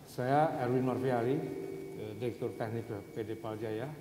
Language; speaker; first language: Indonesian; native; Indonesian